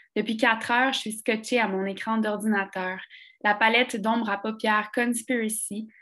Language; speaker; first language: French; native; French